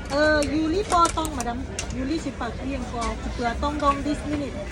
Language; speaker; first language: French; non-native, learner; Thai